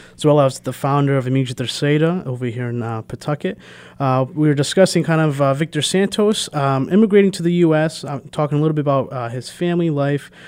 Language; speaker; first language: English; early bilingual, other home language; Portuguese